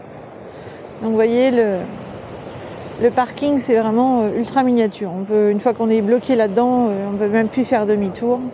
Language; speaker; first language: French; native; French